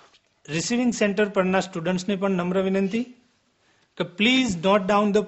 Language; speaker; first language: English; non-native, local second language; Gujarati